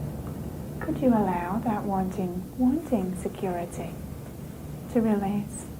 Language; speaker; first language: English; native; English